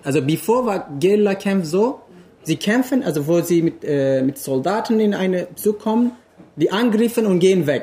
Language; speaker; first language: German; non-native, fluent; Kurdish